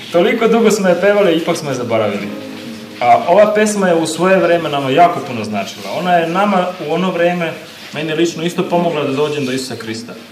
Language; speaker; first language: Serbian; non-native, local second language; Slovak